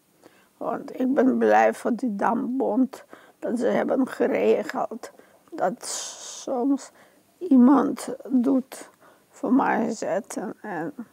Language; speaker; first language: Dutch; non-native, fluent; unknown